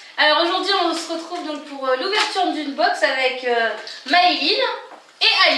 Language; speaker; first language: French; native; French